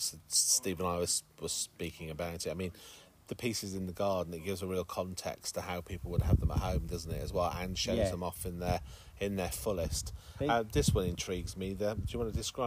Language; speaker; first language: English; native; English